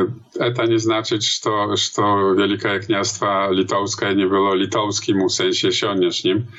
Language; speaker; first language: Polish; non-native, learner; Belarusian